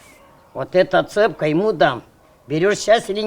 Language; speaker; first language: Russian; non-native, local second language; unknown